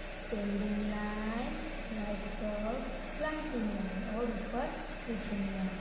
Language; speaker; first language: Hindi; non-native, local second language; Gujarati